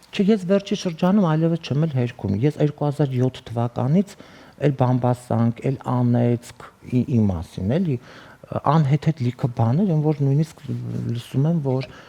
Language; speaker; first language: Armenian; native; Armenian